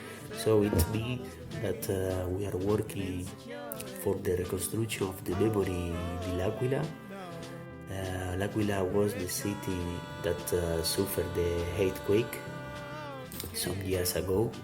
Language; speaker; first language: English; non-native, learner; Spanish